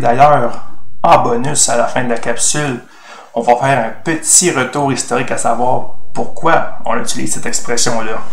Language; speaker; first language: French; native; French